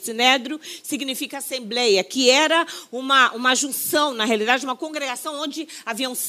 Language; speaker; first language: Portuguese; native; Portuguese